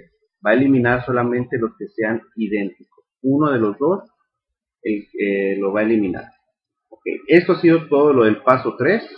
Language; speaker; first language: Spanish; native; Spanish